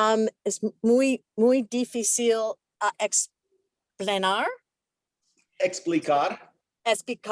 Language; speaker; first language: Spanish; non-native, learner; English